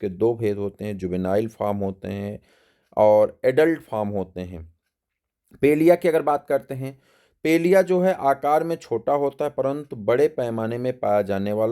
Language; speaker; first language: Hindi; native; Hindi